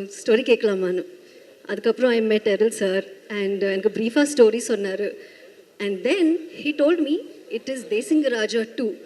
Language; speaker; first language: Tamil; non-native, fluent; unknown